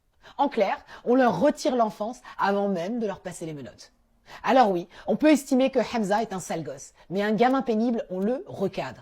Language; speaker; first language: French; native; French